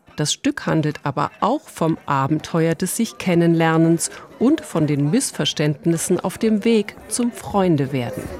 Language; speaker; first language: German; native; German